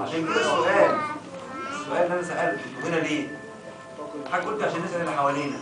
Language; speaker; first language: Arabic; native; Arabic